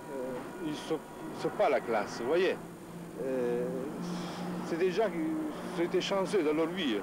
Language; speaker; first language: French; non-native, fluent; Italian